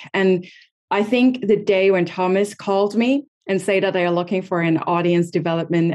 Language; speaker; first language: English; non-native, local second language; Cantonese